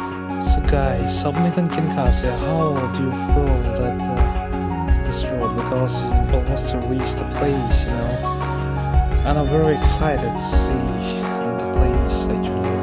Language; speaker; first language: English; non-native, learner; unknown